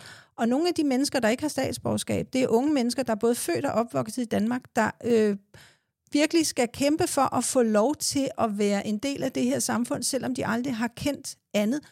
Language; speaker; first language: Danish; native; Danish